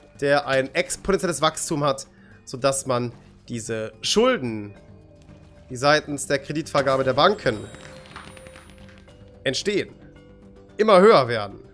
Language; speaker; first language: German; native; German